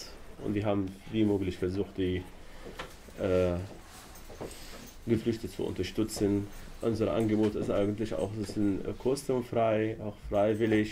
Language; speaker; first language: German; non-native, learner; Arabic